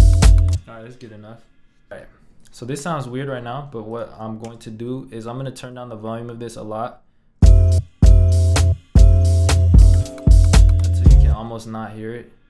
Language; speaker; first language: English; native; English